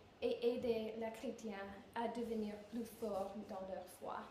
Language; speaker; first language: French; non-native, learner; English